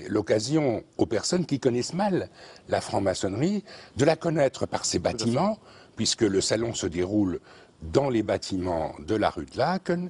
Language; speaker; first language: French; native; French